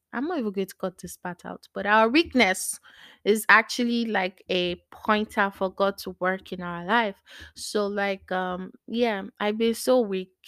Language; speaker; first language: English; non-native, local second language; Yoruba